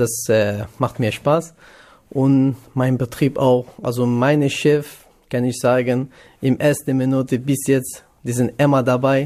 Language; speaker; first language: German; non-native, learner; Kurdish